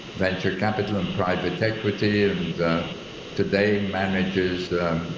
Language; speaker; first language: English; early bilingual, other home language; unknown